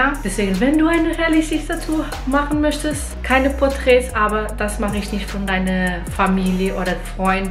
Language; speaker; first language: German; non-native, fluent; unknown